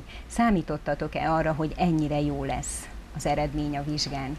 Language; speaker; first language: Hungarian; native; Hungarian